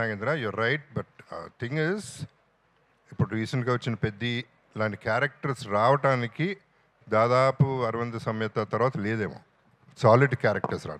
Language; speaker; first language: Telugu; native; Telugu